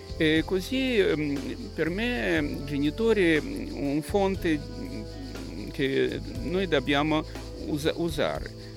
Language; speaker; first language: Italian; non-native, fluent; Russian